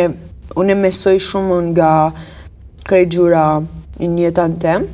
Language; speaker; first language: Albanian; early bilingual, heritage; Albanian